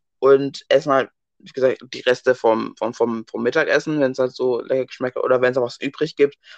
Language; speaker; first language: German; early bilingual, other home language; English